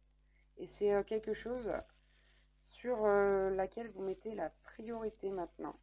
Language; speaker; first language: French; native; French